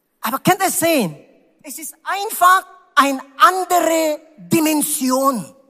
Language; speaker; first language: German; non-native, learner; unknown